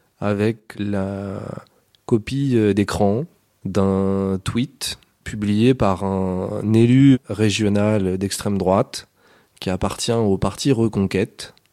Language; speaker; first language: French; native; French